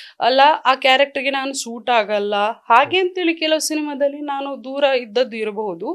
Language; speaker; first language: Kannada; non-native, local second language; Tulu